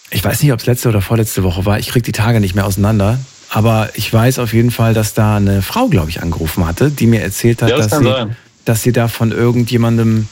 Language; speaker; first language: German; native; German